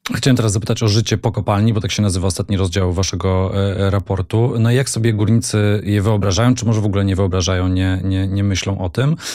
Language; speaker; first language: Polish; native; Polish